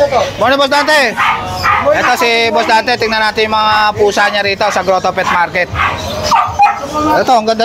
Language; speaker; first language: Filipino; native; Filipino